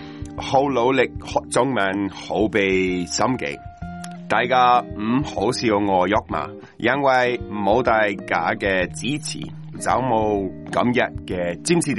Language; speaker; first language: Cantonese; non-native, learner; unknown